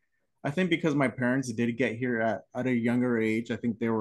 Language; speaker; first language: English; early bilingual, other home language; Spanish